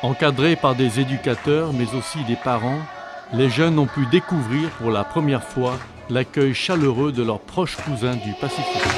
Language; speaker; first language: French; native; French